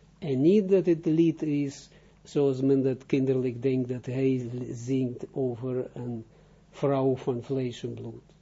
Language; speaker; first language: Dutch; non-native, fluent; Russian